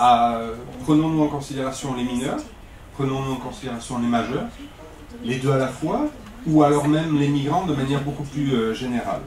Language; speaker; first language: French; native; French